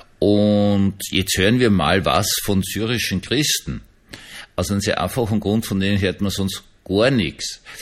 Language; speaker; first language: German; native; German